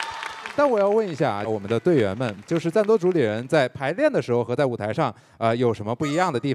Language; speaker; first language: Chinese; native; Chinese